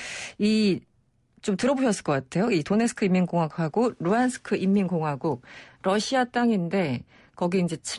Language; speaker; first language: Korean; native; Korean